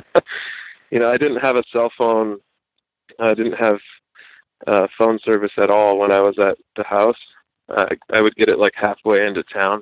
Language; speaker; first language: English; native; English